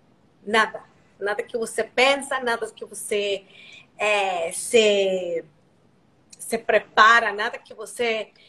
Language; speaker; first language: Portuguese; non-native, learner; Spanish